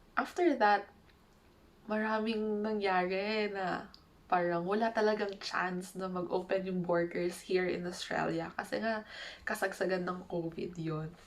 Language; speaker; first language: Filipino; non-native, local second language; Hiligaynon